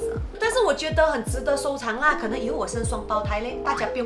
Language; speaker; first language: Chinese; native; Chinese